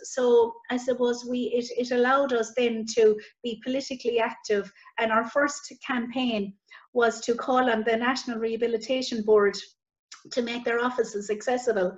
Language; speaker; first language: English; native; English